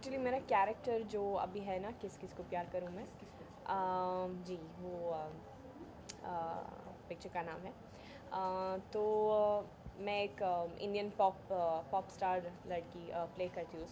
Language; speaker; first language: Hindi; non-native, learner; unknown